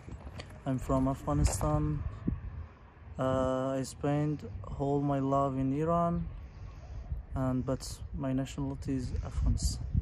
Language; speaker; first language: English; non-native, fluent; Persian